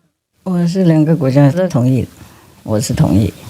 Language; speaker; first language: Chinese; non-native, fluent; Vietnamese